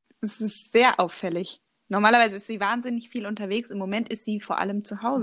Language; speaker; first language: German; native; German